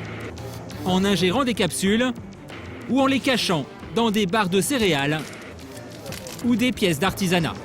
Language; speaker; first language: French; native; French